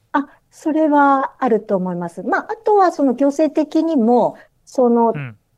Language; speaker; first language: Japanese; native; Japanese